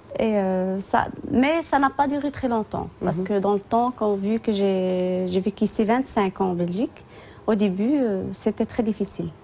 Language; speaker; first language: French; non-native, local second language; Tachelhit